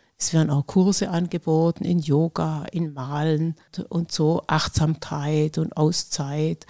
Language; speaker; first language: German; native; German